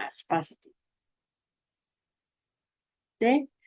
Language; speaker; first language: Japanese; non-native, fluent; Filipino